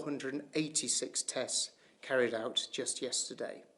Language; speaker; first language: English; native; English